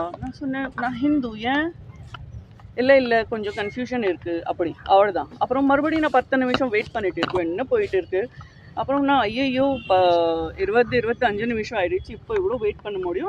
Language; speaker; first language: Tamil; non-native, local second language; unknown